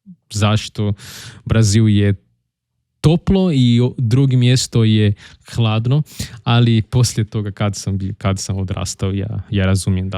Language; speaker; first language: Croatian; non-native, learner; Portuguese